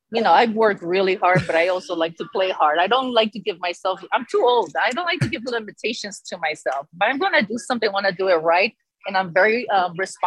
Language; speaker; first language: English; non-native, fluent; Spanish